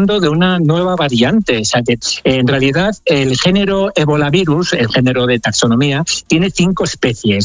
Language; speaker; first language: Spanish; native; Spanish